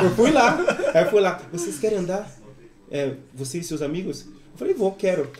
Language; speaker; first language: Portuguese; native; Portuguese